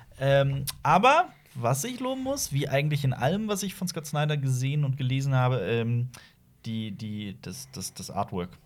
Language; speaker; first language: German; native; German